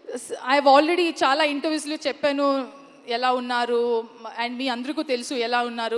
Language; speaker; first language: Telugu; non-native, learner; Kannada